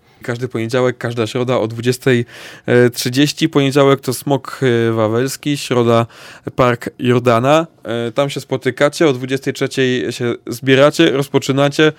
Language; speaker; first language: Polish; native; Polish